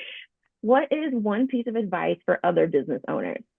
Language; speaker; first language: English; native; English